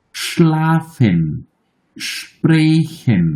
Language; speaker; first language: German; non-native, fluent; Bangla